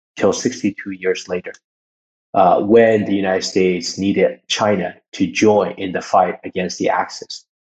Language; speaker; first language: English; early bilingual, other home language; Chinese